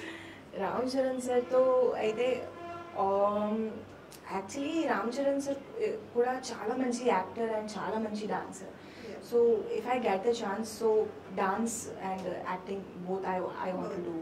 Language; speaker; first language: Telugu; non-native, local second language; Hindi